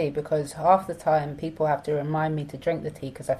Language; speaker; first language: English; native; English